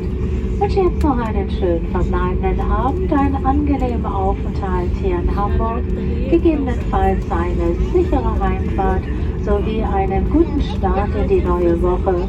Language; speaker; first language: German; native; German